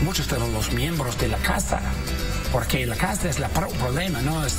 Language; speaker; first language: Spanish; non-native, learner; English